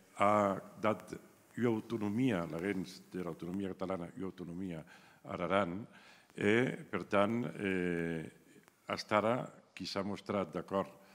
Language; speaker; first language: Catalan; non-native, local second language; Occitan